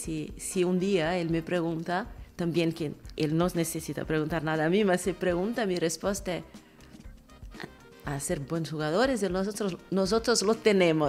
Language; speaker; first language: Spanish; non-native, fluent; Portuguese